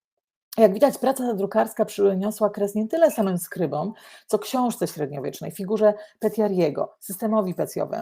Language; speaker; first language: Polish; native; Polish